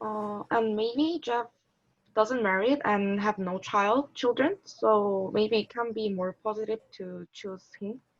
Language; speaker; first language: English; non-native, learner; Korean